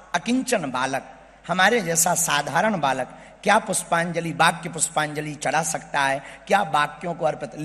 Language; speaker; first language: Hindi; native; Hindi